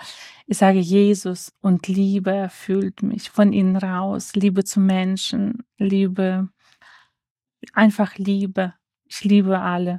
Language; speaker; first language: German; early bilingual, other home language; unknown